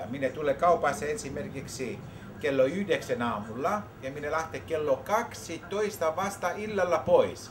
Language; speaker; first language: Finnish; non-native, learner; Greek